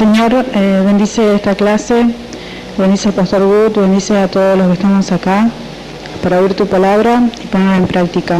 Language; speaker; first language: Spanish; native; Spanish